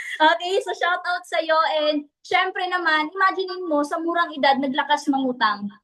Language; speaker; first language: Filipino; non-native, local second language; Cebuano